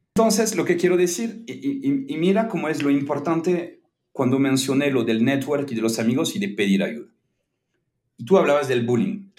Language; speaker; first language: Spanish; non-native, fluent; French